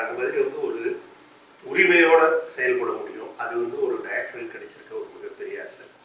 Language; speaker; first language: Tamil; native; Tamil